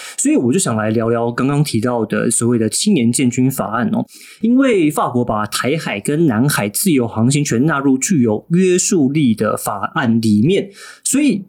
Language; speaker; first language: Chinese; native; Chinese